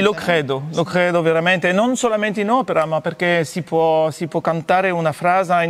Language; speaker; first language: Italian; non-native, fluent; French